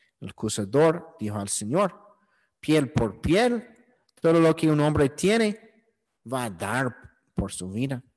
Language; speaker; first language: Spanish; non-native, learner; English